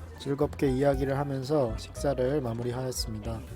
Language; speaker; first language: Korean; native; Korean